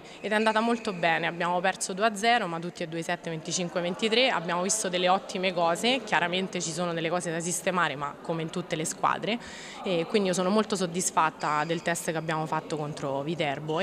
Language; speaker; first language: Italian; native; Italian